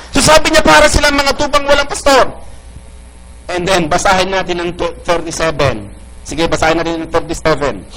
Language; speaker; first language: Filipino; non-native, local second language; Iloko